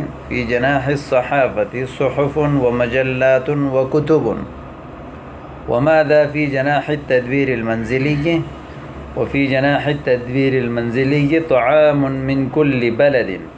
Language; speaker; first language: Arabic; non-native, fluent; Urdu